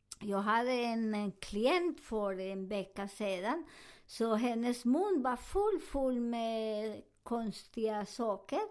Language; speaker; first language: Swedish; non-native, learner; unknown